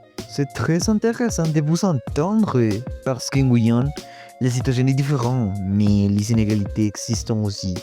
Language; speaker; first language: French; non-native, learner; Spanish